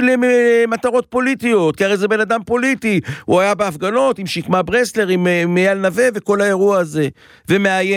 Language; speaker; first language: Hebrew; native; Hebrew